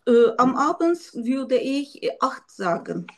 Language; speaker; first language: German; non-native, learner; Turkish